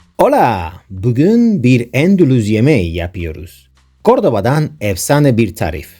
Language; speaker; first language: Turkish; non-native, learner; Spanish